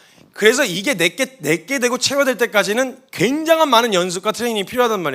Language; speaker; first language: Korean; native; Korean